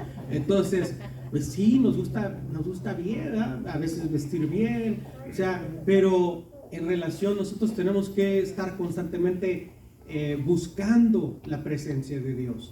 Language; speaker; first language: Spanish; native; Spanish